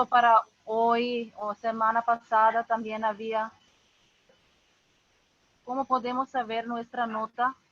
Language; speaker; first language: Spanish; non-native, fluent; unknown